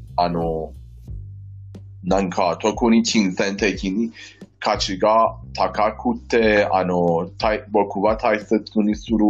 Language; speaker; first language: Japanese; non-native, fluent; Persian